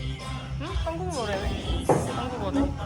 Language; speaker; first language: Korean; native; Korean